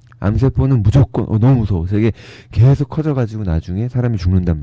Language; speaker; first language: Korean; native; Korean